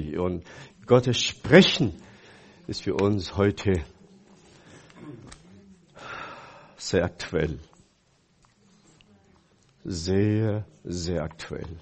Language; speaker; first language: German; non-native, fluent; Chinese